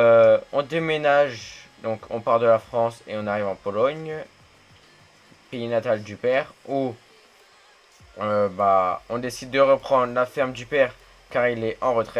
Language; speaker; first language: French; native; French